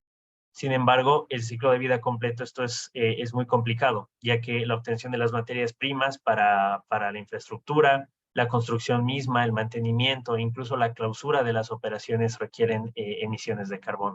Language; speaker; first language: Spanish; native; Spanish